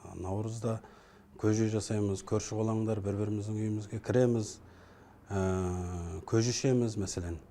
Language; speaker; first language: Kazakh; native; Kazakh